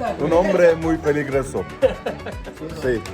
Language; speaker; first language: Spanish; non-native, learner; Turkish